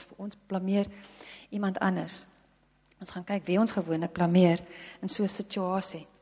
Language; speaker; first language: Afrikaans; non-native, local second language; English